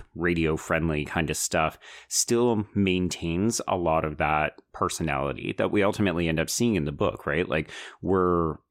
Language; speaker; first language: English; native; English